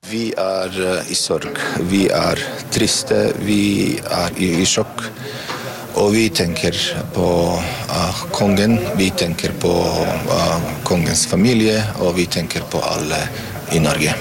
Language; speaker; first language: Norwegian; non-native, learner; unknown